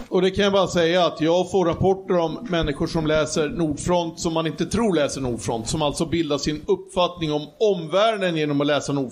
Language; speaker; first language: Swedish; native; Swedish